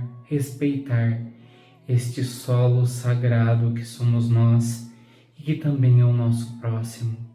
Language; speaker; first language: Portuguese; native; Portuguese